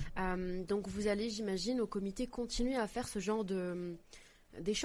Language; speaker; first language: French; native; French